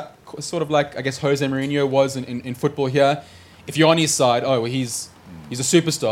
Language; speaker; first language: English; native; English